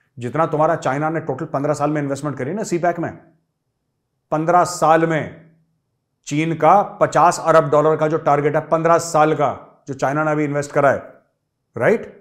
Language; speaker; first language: Hindi; native; Hindi